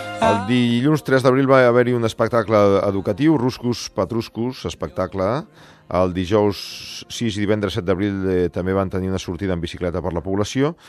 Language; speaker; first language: Catalan; native; Catalan